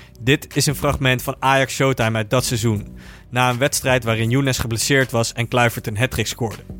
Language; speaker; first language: Dutch; native; Dutch